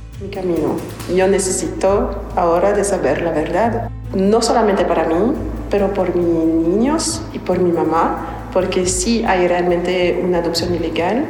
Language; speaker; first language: Spanish; non-native, learner; French